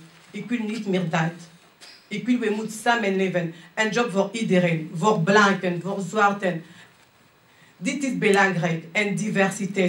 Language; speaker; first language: Dutch; non-native, learner; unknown